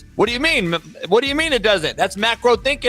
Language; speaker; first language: English; native; English